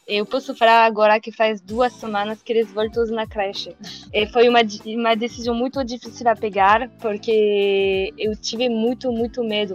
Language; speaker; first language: Portuguese; non-native, learner; French